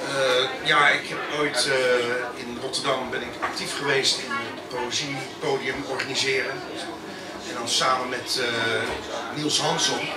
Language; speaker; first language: Dutch; native; Dutch